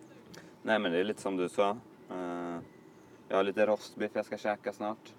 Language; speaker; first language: Swedish; native; Swedish